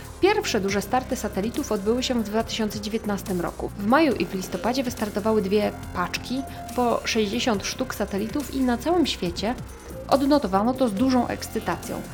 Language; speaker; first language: Polish; native; Polish